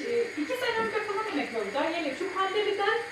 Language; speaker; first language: Turkish; native; Turkish